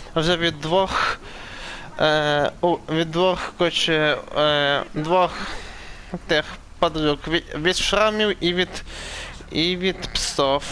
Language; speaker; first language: Ukrainian; native; Ukrainian